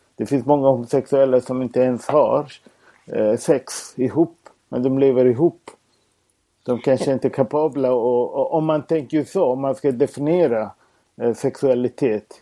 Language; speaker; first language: Swedish; non-native, fluent; Persian